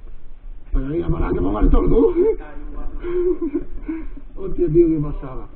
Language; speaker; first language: Spanish; native; Spanish